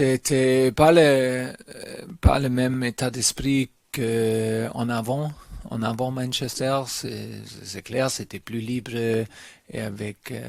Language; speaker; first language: French; non-native, learner; German